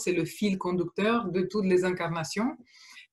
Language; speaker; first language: French; non-native, fluent; Romanian